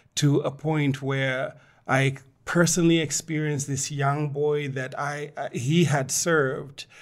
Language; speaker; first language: English; non-native, local second language; Bemba